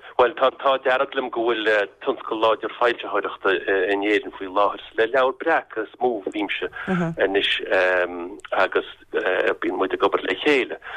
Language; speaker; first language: Irish; non-native, local second language; English